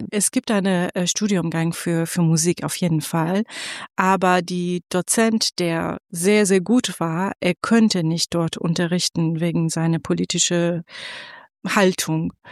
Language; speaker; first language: German; non-native, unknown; Persian